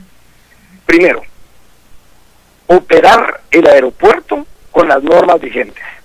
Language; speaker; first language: Spanish; native; Spanish